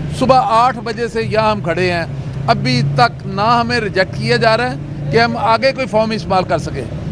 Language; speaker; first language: Urdu; non-native, local second language; Punjabi